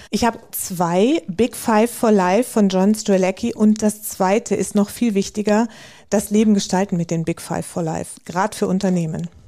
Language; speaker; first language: German; native; German